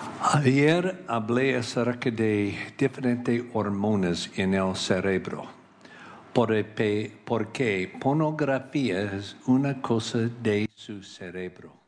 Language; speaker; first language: Spanish; non-native, learner; English